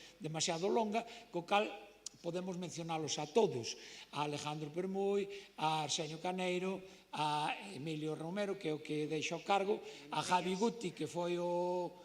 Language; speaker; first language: Galician; native; Galician